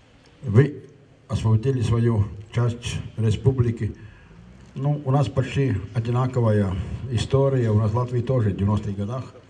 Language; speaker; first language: Russian; non-native, local second language; Latvian